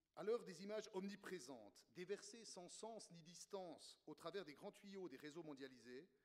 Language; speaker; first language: French; native; French